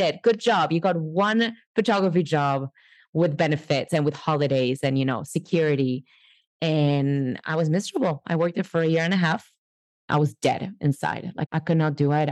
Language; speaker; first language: English; non-native, fluent; Spanish